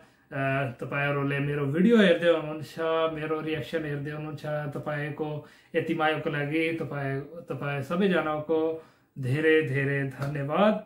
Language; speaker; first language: Nepali; non-native, learner; Urdu